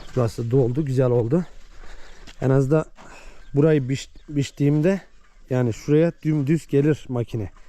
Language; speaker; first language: Turkish; native; Turkish